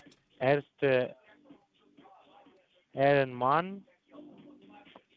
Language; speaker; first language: German; non-native, learner; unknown